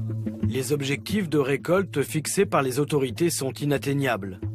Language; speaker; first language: French; native; French